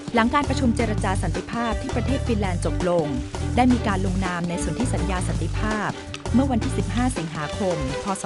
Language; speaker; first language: Thai; native; Thai